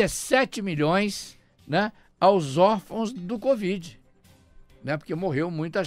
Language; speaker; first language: Portuguese; native; Portuguese